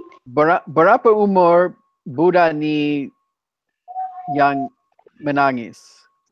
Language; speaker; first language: Indonesian; non-native, learner; English